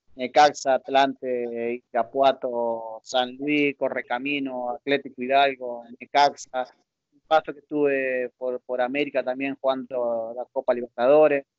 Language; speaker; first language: Spanish; native; Spanish